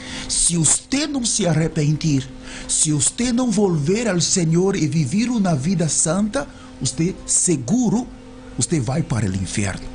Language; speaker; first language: Spanish; non-native, learner; Portuguese